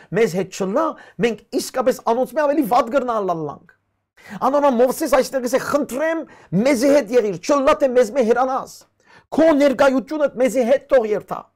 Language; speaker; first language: Armenian; native; Armenian